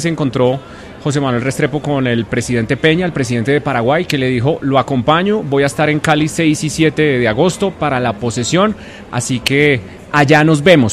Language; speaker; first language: Spanish; native; Spanish